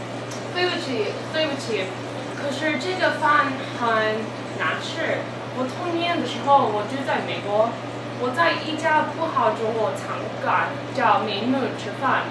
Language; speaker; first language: Chinese; non-native, learner; English